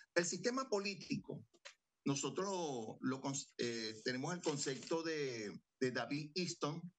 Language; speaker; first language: Spanish; native; Spanish